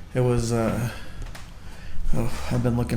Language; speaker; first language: English; native; English